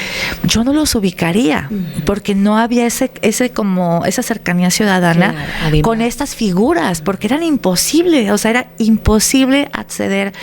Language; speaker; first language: Spanish; native; Spanish